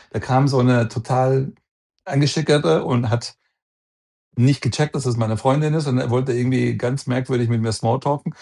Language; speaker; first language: German; non-native, fluent; Persian